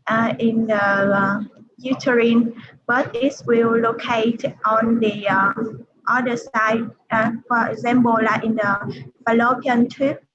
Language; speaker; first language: English; non-native, learner; Vietnamese